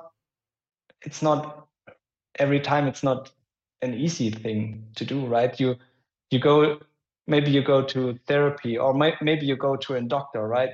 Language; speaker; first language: English; non-native, fluent; German